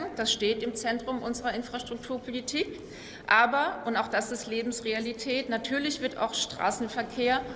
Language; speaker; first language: German; native; German